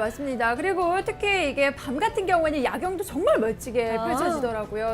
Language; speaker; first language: Korean; native; Korean